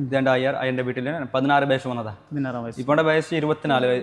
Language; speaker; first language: Malayalam; non-native, local second language; Bangla